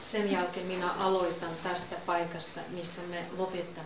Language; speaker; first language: Finnish; non-native, fluent; Russian